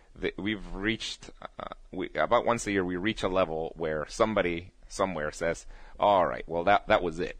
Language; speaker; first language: English; early bilingual, other home language; Spanish